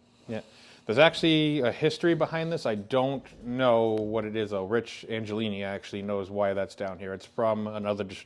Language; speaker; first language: English; native; English